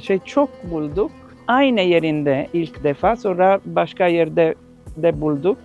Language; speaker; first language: Turkish; non-native, learner; Italian